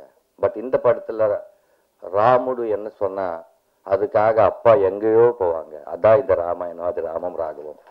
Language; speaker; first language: Tamil; non-native, learner; Telugu